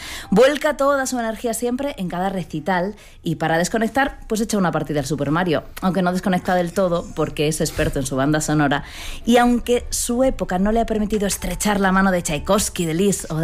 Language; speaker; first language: Spanish; native; Spanish